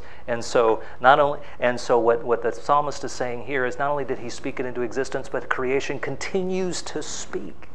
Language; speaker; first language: English; native; English